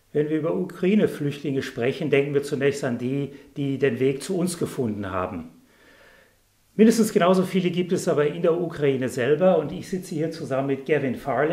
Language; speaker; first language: German; native; German